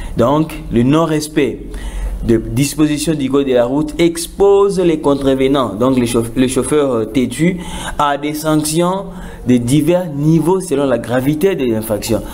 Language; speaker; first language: French; non-native, local second language; Lingala